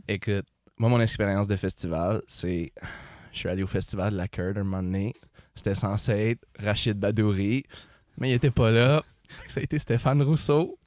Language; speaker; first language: French; native; French